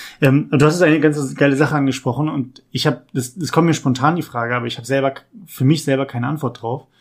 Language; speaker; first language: German; native; German